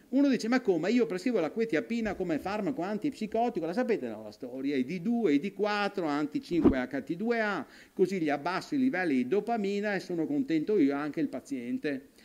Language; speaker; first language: Italian; native; Italian